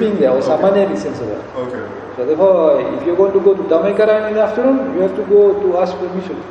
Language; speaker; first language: English; non-native, fluent; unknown